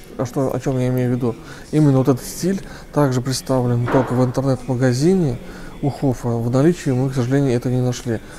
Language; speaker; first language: Russian; native; Russian